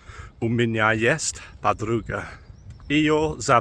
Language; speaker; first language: Russian; non-native, learner; English